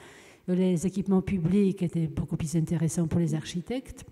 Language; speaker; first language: French; non-native, fluent; Polish